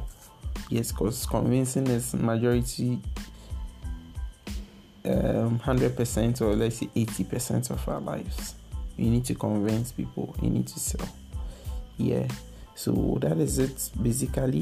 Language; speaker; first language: English; non-native, local second language; Akan